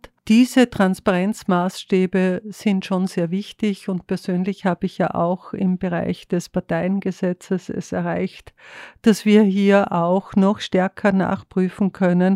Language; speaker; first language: German; native; German